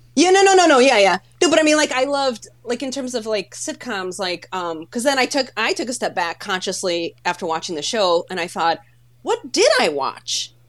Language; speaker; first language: English; early bilingual, other home language; Polish